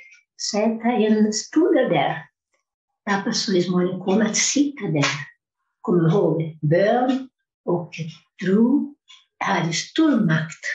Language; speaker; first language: Swedish; non-native, fluent; Portuguese